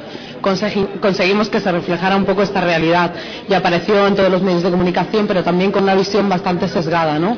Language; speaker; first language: Spanish; native; Spanish